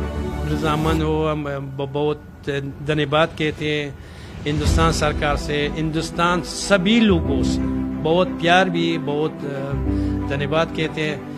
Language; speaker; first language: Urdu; non-native, learner; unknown